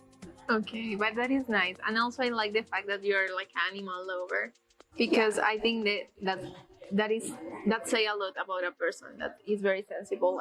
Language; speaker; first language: English; non-native, fluent; Spanish